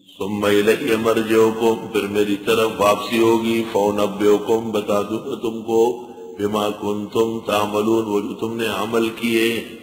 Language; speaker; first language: Urdu; non-native, local second language; Pashto